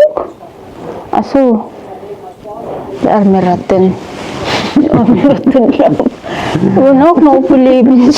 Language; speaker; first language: German; non-native, learner; Filipino